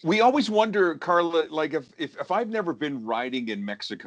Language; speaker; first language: English; native; English